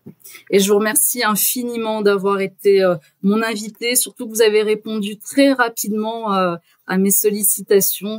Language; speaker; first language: French; native; French